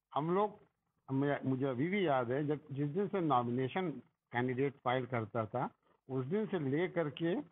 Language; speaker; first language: Hindi; native; Hindi